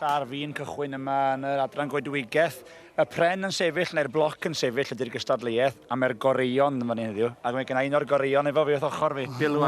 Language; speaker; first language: Welsh; native; Welsh